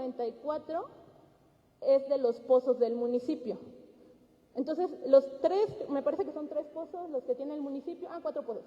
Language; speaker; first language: Spanish; native; Spanish